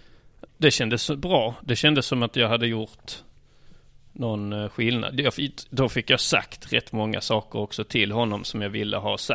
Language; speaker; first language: Swedish; native; Swedish